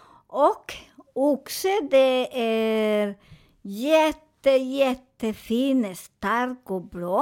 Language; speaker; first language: Swedish; non-native, fluent; Spanish